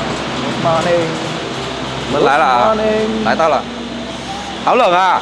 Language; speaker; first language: Chinese; non-native, learner; Vietnamese